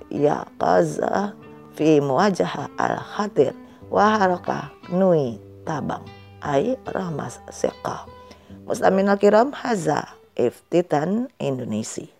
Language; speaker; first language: Arabic; non-native, fluent; Indonesian